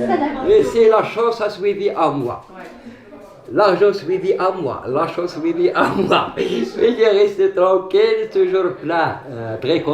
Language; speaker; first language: French; non-native, learner; Arabic